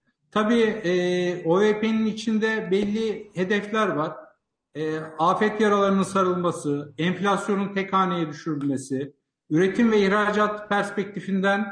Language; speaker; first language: Turkish; native; Turkish